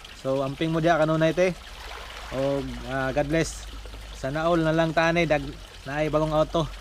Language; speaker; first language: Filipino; non-native, local second language; Cebuano